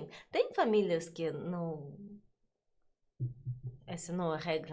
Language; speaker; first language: Portuguese; non-native, learner; Russian